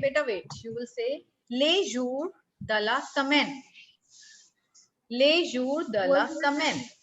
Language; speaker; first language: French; non-native, fluent; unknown